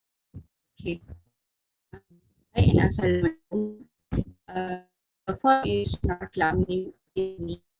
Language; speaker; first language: English; non-native, learner; Malay